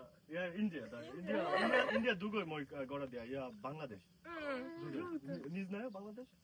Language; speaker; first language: Russian; non-native, learner; Bangla